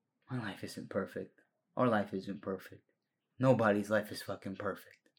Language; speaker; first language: English; early bilingual, other home language; Spanish